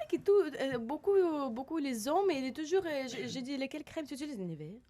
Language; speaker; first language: French; non-native, learner; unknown